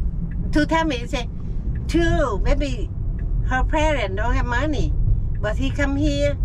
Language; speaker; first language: English; non-native, learner; Vietnamese